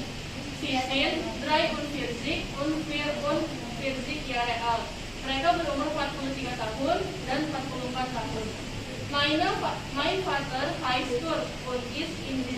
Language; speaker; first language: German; non-native, learner; Indonesian